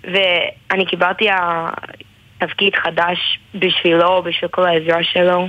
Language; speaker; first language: Hebrew; non-native, learner; English